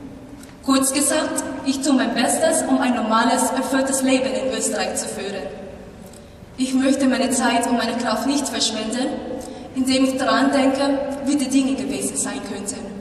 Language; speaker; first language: German; non-native, fluent; Filipino